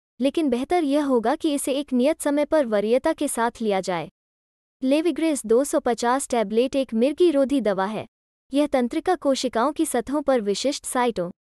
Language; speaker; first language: Hindi; native; Hindi